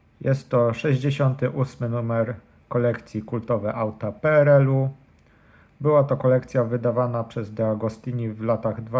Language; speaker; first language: Polish; native; Polish